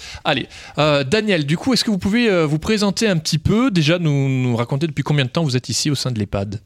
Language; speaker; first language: French; native; French